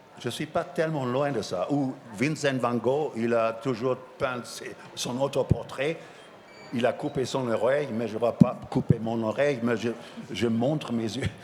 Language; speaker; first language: French; non-native, fluent; German